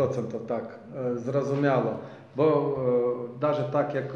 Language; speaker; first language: Polish; non-native, learner; Ukrainian